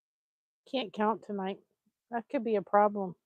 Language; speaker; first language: English; native; English